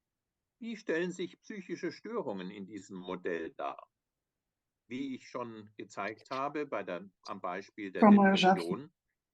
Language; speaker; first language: German; native; German